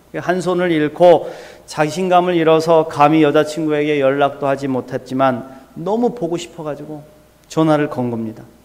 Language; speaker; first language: Korean; native; Korean